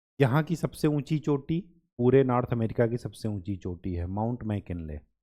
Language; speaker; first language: Hindi; native; Hindi